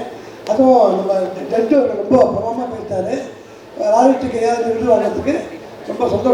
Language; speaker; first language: Tamil; native; Tamil